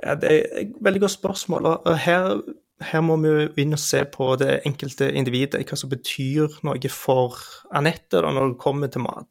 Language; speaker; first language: Norwegian; native; Norwegian